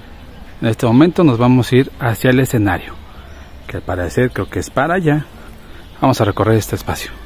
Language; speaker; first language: Spanish; native; Spanish